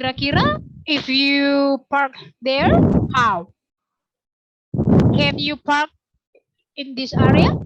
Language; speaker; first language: English; non-native, learner; Indonesian